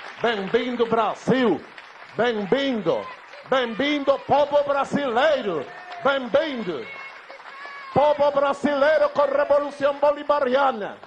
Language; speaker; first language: Portuguese; non-native, learner; Spanish